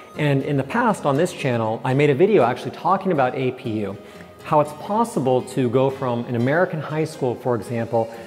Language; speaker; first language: English; native; English